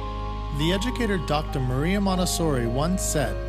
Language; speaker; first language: English; native; English